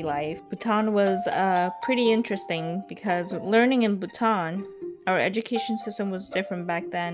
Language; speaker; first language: English; early bilingual, other home language; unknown